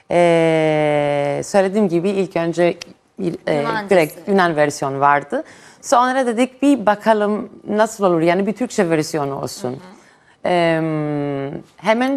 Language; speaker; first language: Turkish; non-native, fluent; Greek